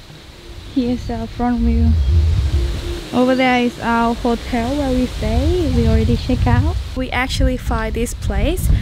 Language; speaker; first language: English; non-native, learner; Thai